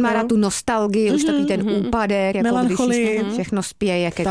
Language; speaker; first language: Czech; native; Czech